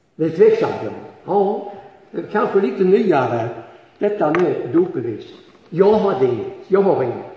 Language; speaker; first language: Swedish; native; Swedish